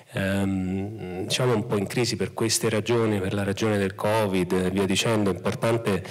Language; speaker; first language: Italian; native; Italian